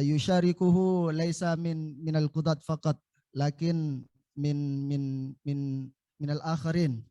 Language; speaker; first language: Arabic; non-native, fluent; Indonesian